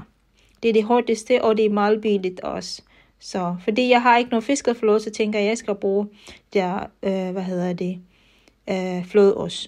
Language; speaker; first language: Danish; non-native, fluent; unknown